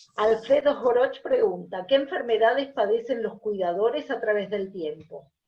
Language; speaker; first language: Spanish; native; Spanish